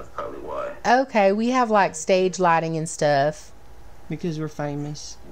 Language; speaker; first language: English; native; English